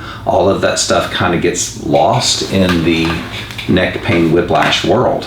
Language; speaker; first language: English; native; English